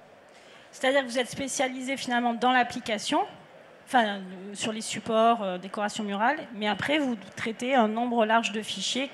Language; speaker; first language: French; native; French